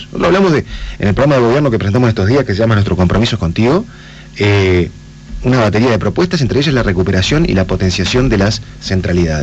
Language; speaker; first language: Spanish; native; Spanish